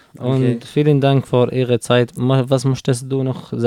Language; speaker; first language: German; non-native, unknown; Arabic